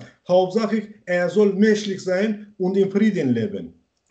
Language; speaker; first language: German; non-native, learner; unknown